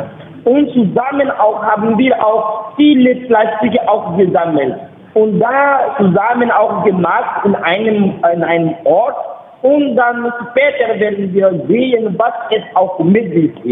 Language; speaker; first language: German; non-native, learner; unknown